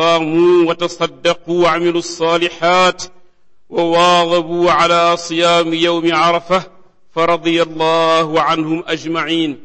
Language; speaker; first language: Arabic; non-native, fluent; Wolof